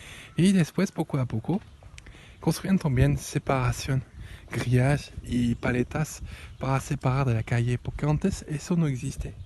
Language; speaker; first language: Spanish; non-native, learner; French